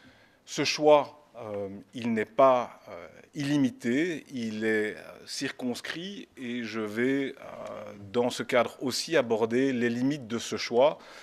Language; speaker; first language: French; native; French